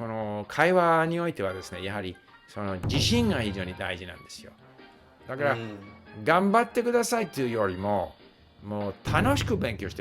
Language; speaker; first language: Japanese; non-native, fluent; English